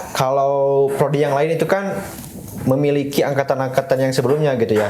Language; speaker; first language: Indonesian; native; Indonesian